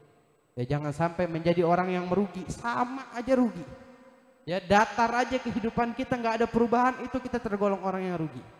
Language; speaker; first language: Indonesian; native; Indonesian